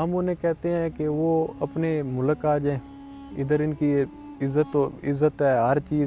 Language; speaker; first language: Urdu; early bilingual, other home language; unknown